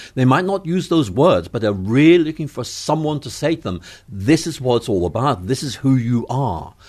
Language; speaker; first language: English; native; English